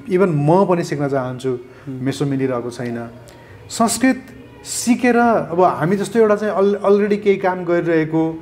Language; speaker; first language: Nepali; native; Nepali